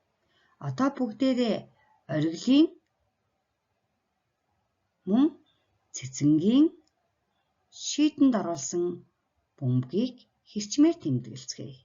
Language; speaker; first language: Mongolian; native; Mongolian